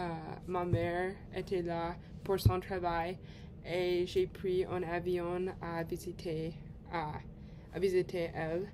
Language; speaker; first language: French; non-native, learner; English